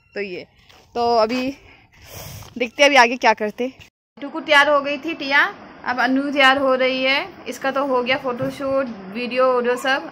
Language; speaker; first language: Hindi; non-native, local second language; Nepali